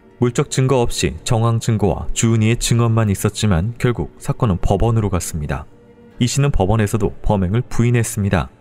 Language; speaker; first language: Korean; native; Korean